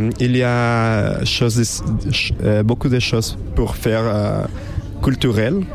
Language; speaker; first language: French; non-native, learner; Spanish